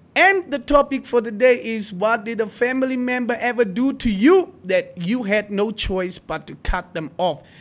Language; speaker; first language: English; non-native, local second language; Afrikaans